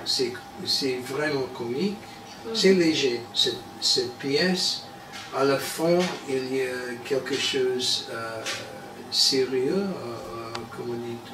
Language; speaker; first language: French; non-native, learner; English